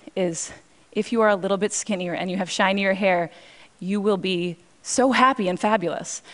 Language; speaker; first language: English; native; English